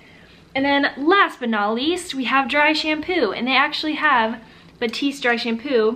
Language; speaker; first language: English; native; English